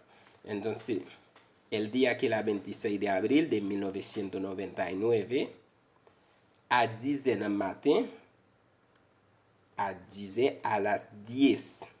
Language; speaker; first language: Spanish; non-native, fluent; Haitian Creole